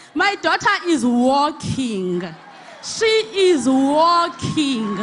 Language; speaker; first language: English; non-native, local second language; Xhosa